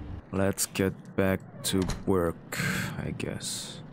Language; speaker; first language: English; non-native, fluent; Italian